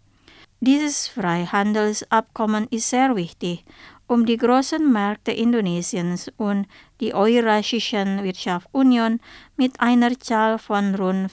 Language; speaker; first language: German; non-native, fluent; Indonesian